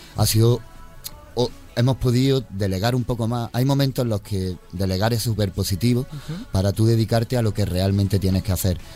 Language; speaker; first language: Spanish; native; Spanish